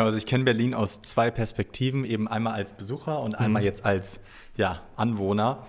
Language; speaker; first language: German; native; German